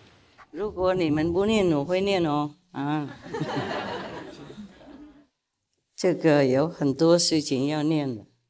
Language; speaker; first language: Chinese; non-native, fluent; Vietnamese